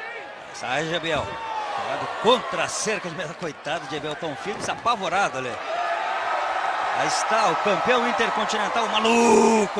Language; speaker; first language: Portuguese; native; Portuguese